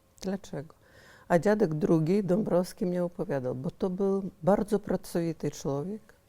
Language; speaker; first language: Polish; early bilingual, heritage; Polish